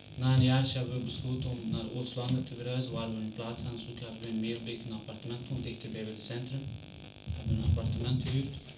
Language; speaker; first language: Dutch; non-native, fluent; Chechen